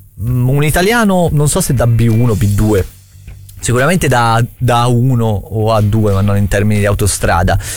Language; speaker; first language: Italian; native; Italian